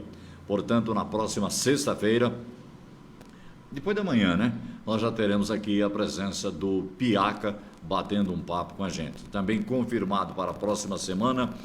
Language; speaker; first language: Portuguese; native; Portuguese